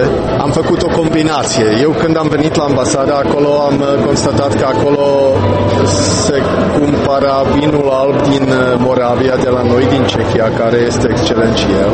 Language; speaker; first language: Romanian; non-native, fluent; Czech